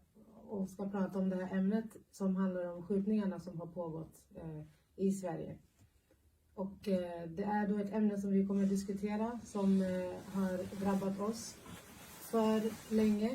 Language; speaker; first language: Swedish; early bilingual, other home language; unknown